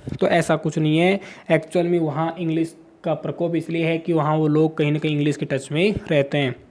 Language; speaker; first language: Hindi; native; Hindi